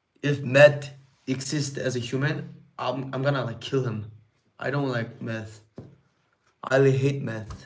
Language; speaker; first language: English; non-native, fluent; Korean